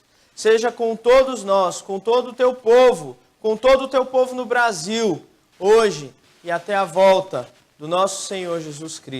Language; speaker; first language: Portuguese; native; Portuguese